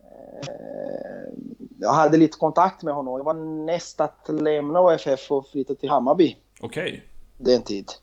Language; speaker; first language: Swedish; non-native, learner; Portuguese